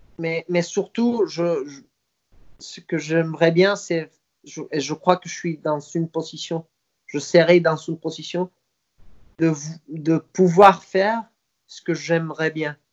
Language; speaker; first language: French; non-native, fluent; Spanish